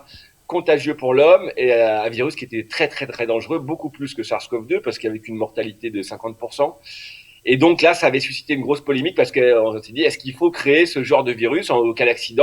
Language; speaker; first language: French; native; French